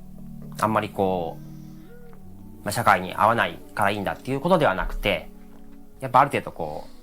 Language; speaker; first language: Japanese; native; Japanese